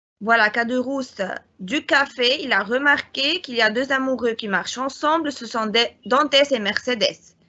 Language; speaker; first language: French; non-native, fluent; Arabic